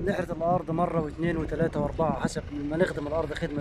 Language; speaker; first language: Arabic; native; Arabic